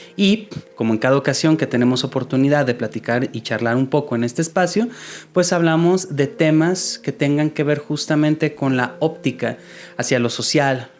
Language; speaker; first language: Spanish; native; Spanish